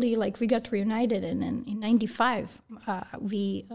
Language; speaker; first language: English; early bilingual, other home language; Bosnian